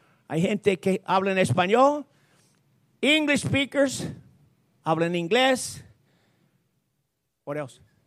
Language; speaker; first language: Spanish; non-native, fluent; English